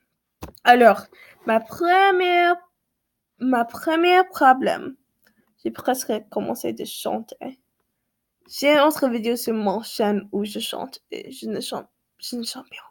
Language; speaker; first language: French; non-native, learner; English